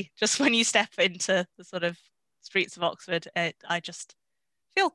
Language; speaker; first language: English; native; English